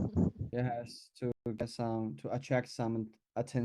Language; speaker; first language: English; non-native, learner; Chinese